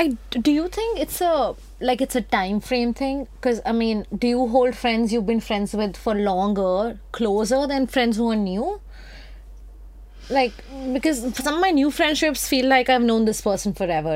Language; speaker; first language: English; non-native, local second language; Hindi